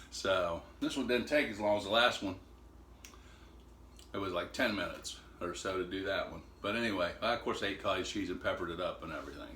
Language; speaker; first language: English; native; English